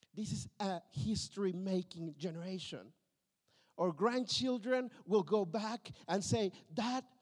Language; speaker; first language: English; non-native, fluent; Spanish